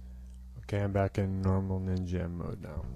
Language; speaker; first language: English; native; English